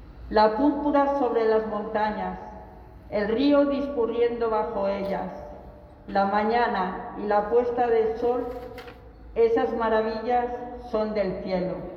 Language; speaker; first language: Spanish; native; Spanish